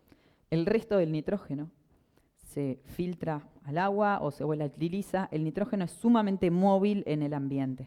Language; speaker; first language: Spanish; native; Spanish